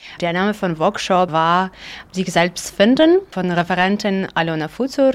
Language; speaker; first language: German; non-native, learner; Ukrainian